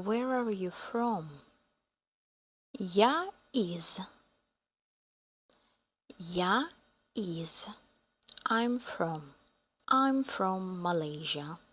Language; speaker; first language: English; non-native, fluent; Russian